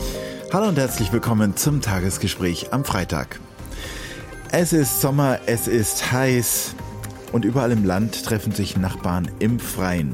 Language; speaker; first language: German; native; German